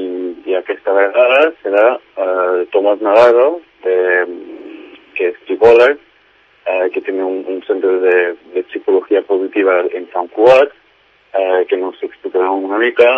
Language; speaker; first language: Catalan; non-native, fluent; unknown